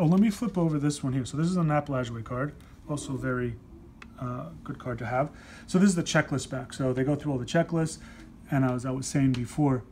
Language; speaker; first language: English; native; English